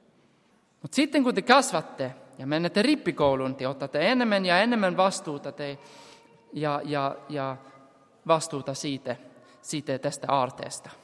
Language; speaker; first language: Finnish; non-native, fluent; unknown